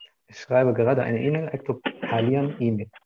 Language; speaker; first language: German; non-native, fluent; Arabic